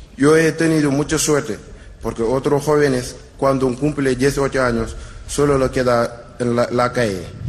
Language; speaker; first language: Spanish; non-native, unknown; Wolof